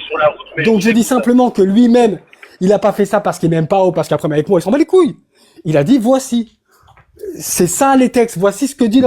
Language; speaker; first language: French; native; French